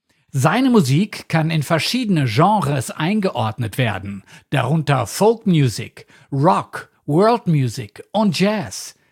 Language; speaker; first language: German; native; German